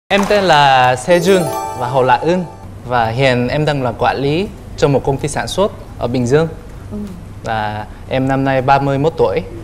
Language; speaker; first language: Vietnamese; non-native, fluent; Korean